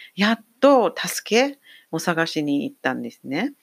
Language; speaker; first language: Japanese; non-native, fluent; English